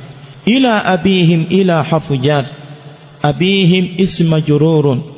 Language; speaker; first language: Arabic; non-native, fluent; Swahili